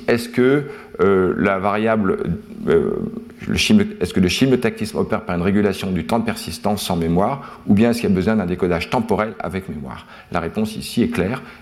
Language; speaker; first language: French; native; French